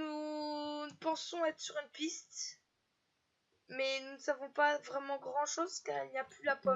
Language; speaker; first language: French; native; French